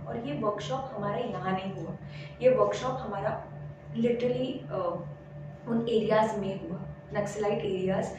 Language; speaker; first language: Hindi; non-native, local second language; Marathi